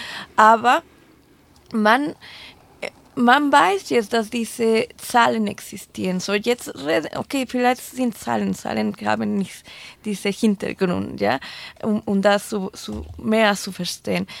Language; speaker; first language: German; non-native, fluent; Spanish